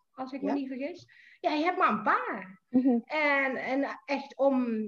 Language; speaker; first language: Dutch; non-native, fluent; Indonesian